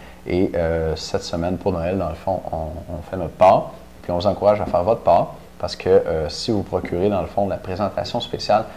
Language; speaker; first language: French; native; French